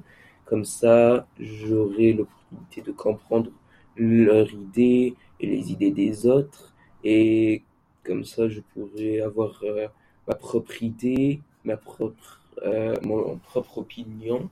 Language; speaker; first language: French; non-native, learner; English